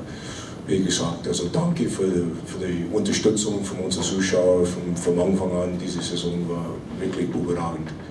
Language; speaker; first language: German; non-native, fluent; English